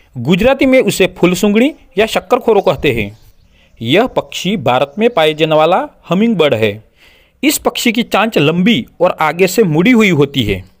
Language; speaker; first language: Hindi; non-native, local second language; Gujarati